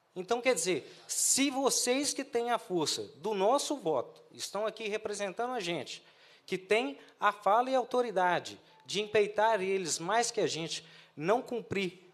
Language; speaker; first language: Portuguese; native; Portuguese